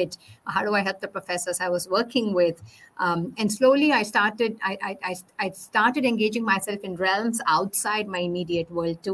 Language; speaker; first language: English; non-native, local second language; Tamil